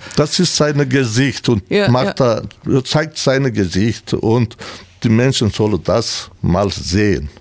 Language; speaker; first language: German; non-native, learner; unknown